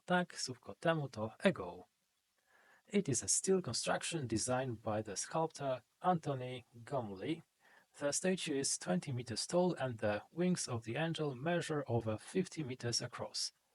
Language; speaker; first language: English; non-native, fluent; Polish